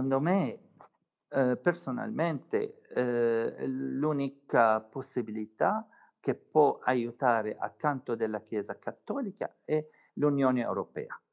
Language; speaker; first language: Italian; non-native, fluent; Arabic